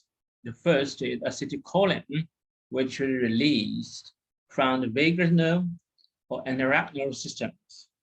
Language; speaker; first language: English; non-native, fluent; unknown